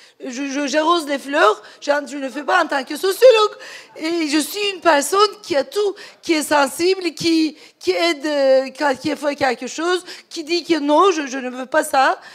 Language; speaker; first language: French; non-native, fluent; Turkish